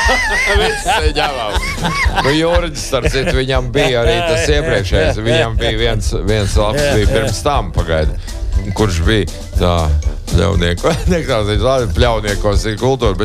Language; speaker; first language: Latvian; native; Latvian